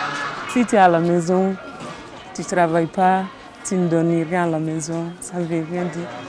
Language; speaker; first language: French; non-native, local second language; Bambara